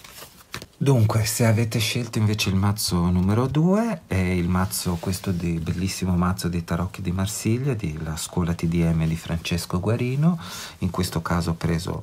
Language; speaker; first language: Italian; native; Italian